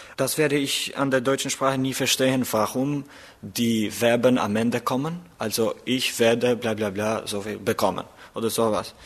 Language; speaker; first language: German; non-native, fluent; Albanian